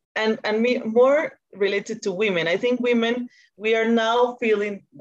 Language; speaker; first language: English; non-native, fluent; Spanish